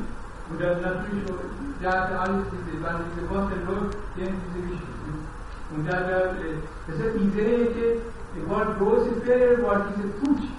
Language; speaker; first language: German; non-native, learner; Persian